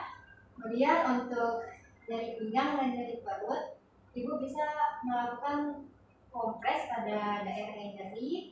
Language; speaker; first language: Indonesian; native; Indonesian